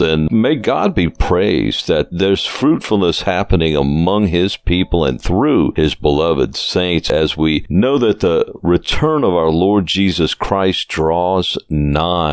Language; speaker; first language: English; native; English